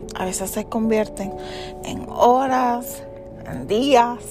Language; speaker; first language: Spanish; early bilingual, heritage; Spanish